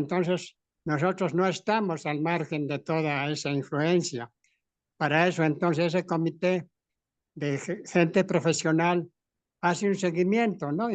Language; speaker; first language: Spanish; native; Spanish